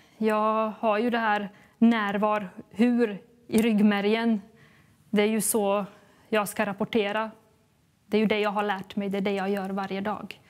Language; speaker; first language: Swedish; early bilingual, other home language; Bosnian